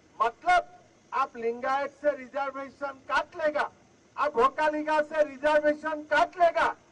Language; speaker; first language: Hindi; non-native, local second language; Assamese